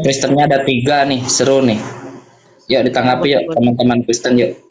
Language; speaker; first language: Indonesian; native; Indonesian